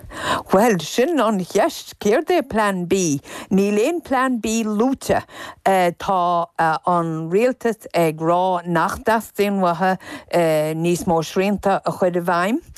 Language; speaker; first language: Irish; native; Irish